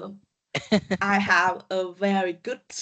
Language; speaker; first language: English; non-native, learner; Vietnamese